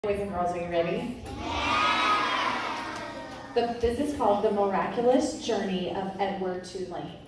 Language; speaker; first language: English; native; English